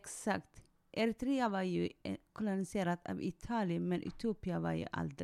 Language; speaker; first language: Swedish; non-native, fluent; Tigrinya